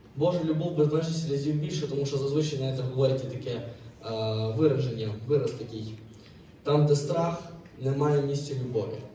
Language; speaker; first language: Ukrainian; native; Ukrainian